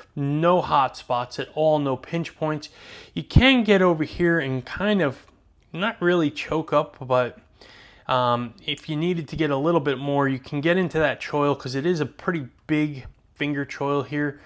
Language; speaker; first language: English; native; English